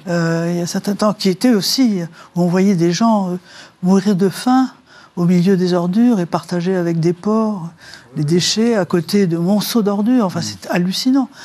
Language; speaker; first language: French; native; French